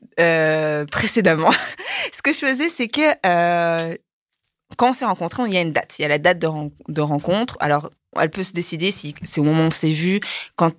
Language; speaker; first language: French; native; French